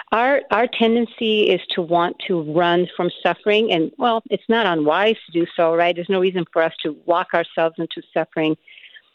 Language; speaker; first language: English; non-native, fluent; Spanish